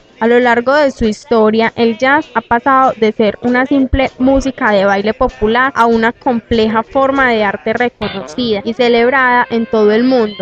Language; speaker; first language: Spanish; native; Spanish